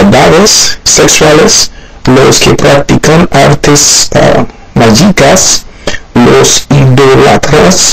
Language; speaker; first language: Spanish; non-native, learner; Haitian Creole